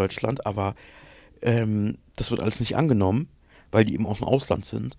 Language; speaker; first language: German; early bilingual, other home language; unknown